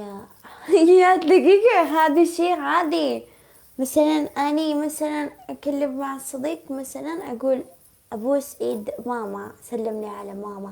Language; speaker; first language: Arabic; non-native, learner; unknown